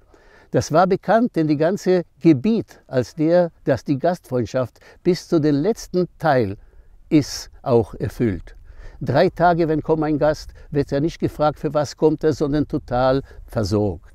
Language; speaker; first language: German; non-native, fluent; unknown